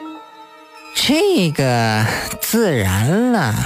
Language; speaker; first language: Chinese; native; Chinese